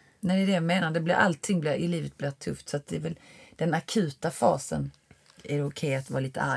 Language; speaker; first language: Swedish; native; Swedish